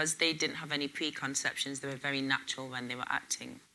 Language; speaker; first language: English; native; English